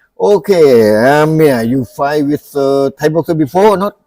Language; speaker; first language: English; non-native, learner; Thai